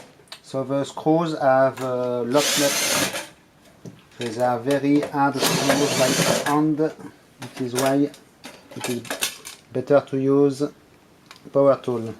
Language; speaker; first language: English; non-native, fluent; French